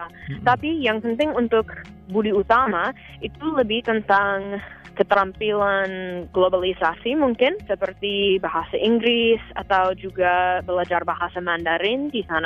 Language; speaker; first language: Indonesian; non-native, fluent; English